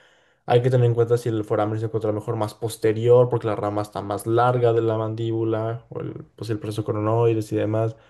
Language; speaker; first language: Spanish; native; Spanish